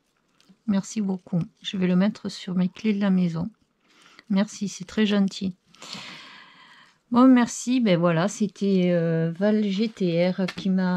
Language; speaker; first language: French; native; French